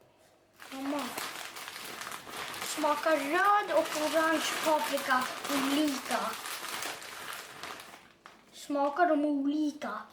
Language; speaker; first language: Swedish; early bilingual, other home language; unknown